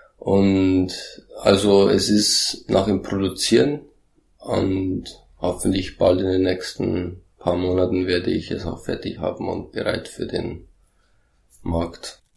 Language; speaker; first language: German; early bilingual, heritage; German